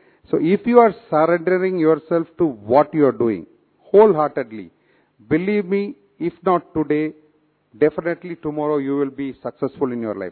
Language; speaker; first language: English; non-native, local second language; Tamil